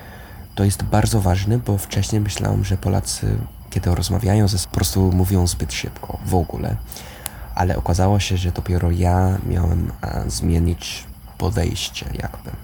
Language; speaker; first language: Polish; non-native, fluent; English